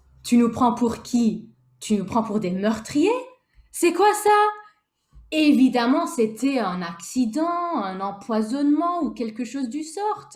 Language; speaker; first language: French; native; French